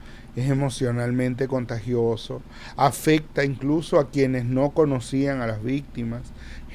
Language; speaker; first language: Spanish; native; Spanish